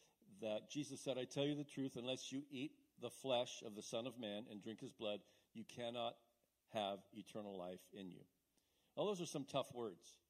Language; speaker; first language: English; native; English